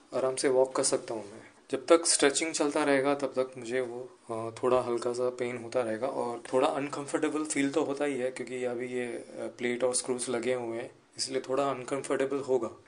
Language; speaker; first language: Hindi; non-native, local second language; Gujarati